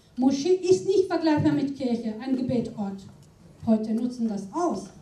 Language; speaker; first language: German; non-native, fluent; Aramaic